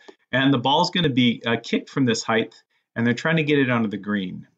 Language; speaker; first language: English; native; English